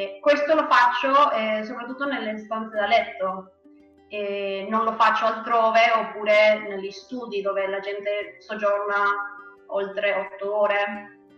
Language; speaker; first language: Italian; non-native, fluent; Spanish